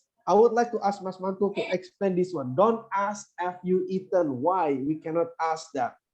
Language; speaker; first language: English; non-native, fluent; Indonesian